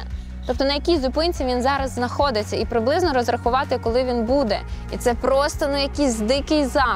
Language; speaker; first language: Ukrainian; native; Ukrainian